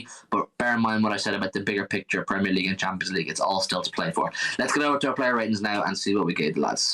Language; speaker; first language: English; native; English